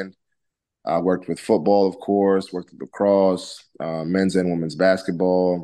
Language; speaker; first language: English; native; English